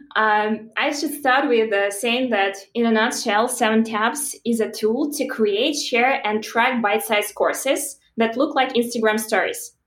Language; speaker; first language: English; non-native, fluent; Russian